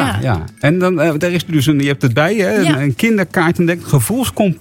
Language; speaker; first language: Dutch; native; Dutch